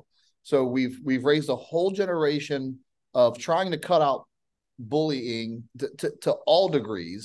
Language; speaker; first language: English; native; English